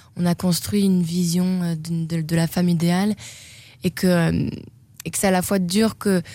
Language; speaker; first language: French; native; French